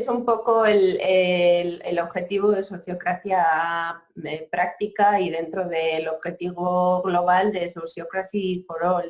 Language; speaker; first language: Spanish; native; Spanish